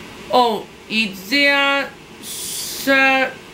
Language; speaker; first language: English; non-native, learner; Japanese